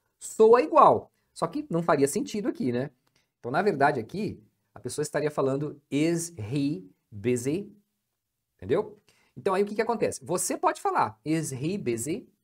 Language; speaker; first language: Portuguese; native; Portuguese